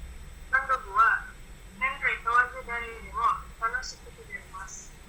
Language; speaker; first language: Japanese; non-native, learner; Indonesian